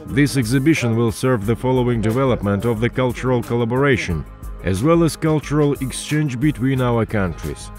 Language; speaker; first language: English; non-native, fluent; Kazakh